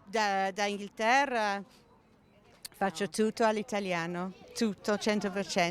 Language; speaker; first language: Italian; non-native, fluent; English